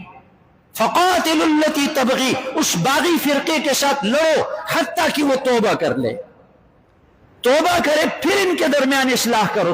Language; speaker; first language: Urdu; non-native, local second language; Northern Hindko